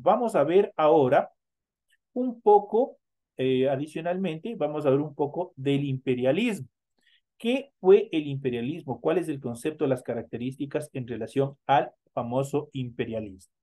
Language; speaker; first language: Spanish; native; Spanish